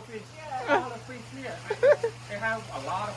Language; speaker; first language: English; non-native, learner; Khmer